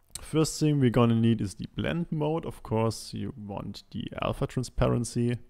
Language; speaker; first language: English; non-native, fluent; German